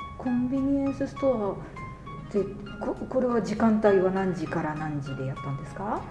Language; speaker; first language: Japanese; native; Japanese